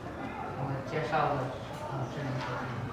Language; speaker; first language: Chinese; non-native, learner; English